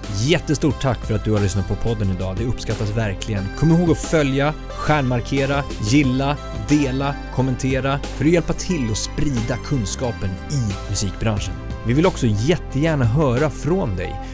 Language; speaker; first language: Swedish; native; Swedish